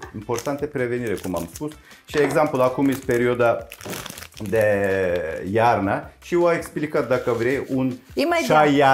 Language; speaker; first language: Romanian; non-native, learner; Turkish